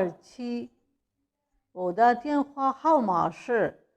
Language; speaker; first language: Chinese; non-native, fluent; Urdu